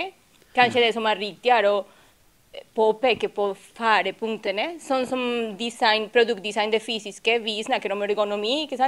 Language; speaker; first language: Norwegian; non-native, fluent; Spanish